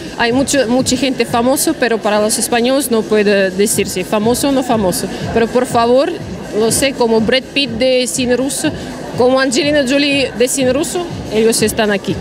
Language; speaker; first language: Spanish; non-native, learner; Russian